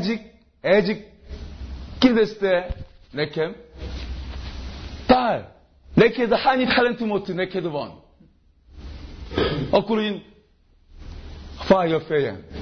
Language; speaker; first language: Hungarian; non-native, learner; Korean